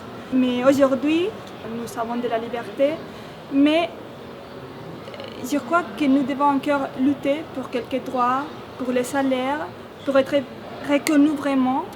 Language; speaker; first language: French; non-native, fluent; Spanish